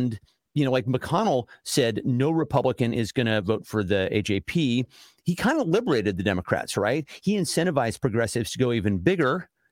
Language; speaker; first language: English; native; English